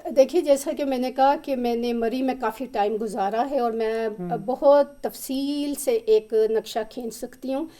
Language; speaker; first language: Urdu; native; Urdu